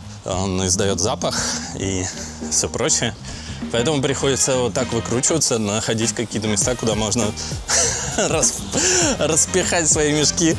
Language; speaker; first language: Russian; native; Russian